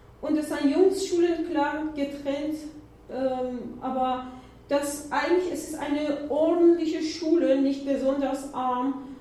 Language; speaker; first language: German; non-native, learner; Persian